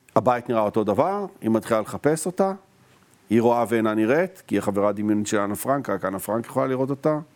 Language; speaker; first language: Hebrew; native; Hebrew